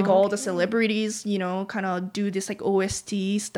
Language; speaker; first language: English; non-native, fluent; Korean